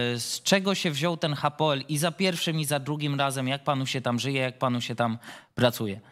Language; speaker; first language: Polish; native; Polish